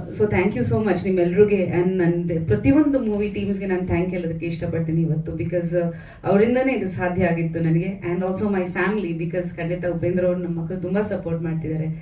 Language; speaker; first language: Kannada; non-native, fluent; Bangla